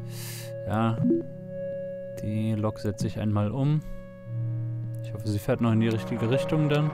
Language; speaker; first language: German; native; German